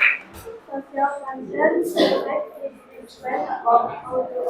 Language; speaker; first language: English; non-native, learner; Indonesian